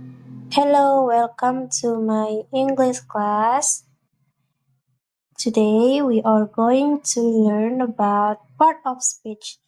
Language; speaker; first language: English; non-native, learner; Indonesian